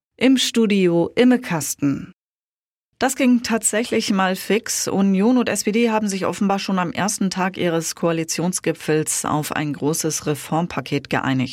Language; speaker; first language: German; native; German